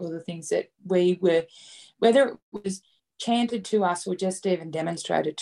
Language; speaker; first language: English; native; English